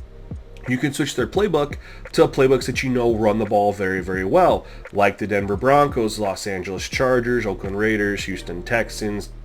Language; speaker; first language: English; native; English